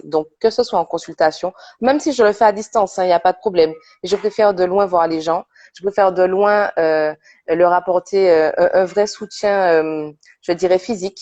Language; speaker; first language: French; native; French